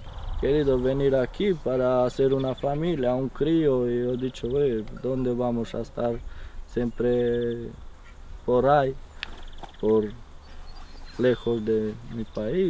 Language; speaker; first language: Spanish; non-native, fluent; Romanian